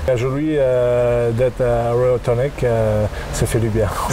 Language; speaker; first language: French; non-native, learner; English